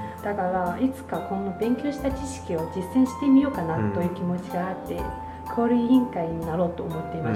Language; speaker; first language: Japanese; non-native, fluent; Chinese